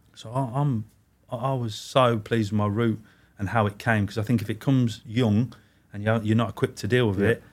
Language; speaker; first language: English; native; English